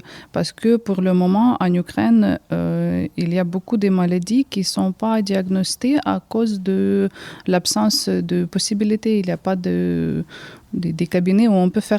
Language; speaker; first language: French; early bilingual, heritage; Ukrainian